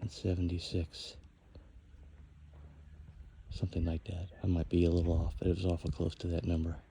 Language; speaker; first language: English; native; English